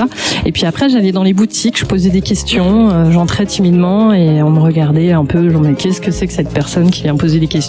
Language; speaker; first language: French; native; French